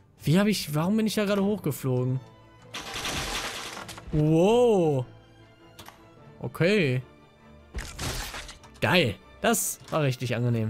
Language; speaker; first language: German; native; German